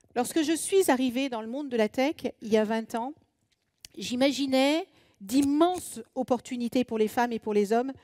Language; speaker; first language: French; native; French